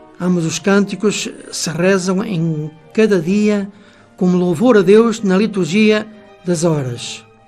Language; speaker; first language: Portuguese; native; Portuguese